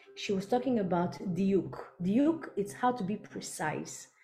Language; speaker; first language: English; non-native, fluent; Hebrew